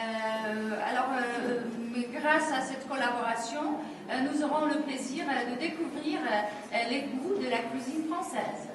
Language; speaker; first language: French; non-native, fluent; Polish